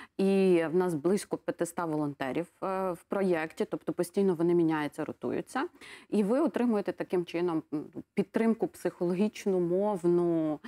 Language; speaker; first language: Ukrainian; native; Ukrainian